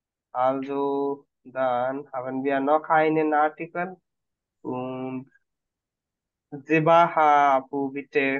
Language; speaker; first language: German; non-native, fluent; Bangla